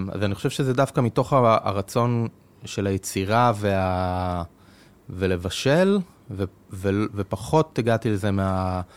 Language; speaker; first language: Hebrew; native; Hebrew